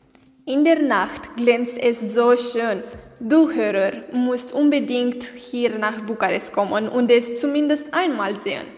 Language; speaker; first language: German; non-native, learner; Romanian